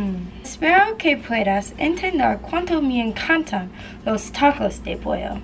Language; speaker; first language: Spanish; non-native, learner; English